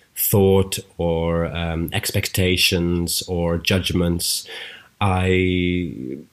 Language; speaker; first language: English; native; English